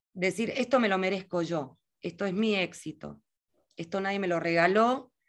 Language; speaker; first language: Spanish; native; Spanish